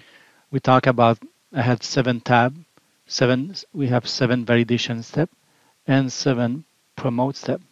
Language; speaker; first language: English; non-native, fluent; French